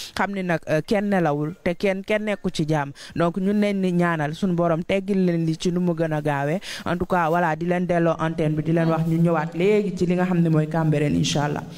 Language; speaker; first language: Wolof; native; Wolof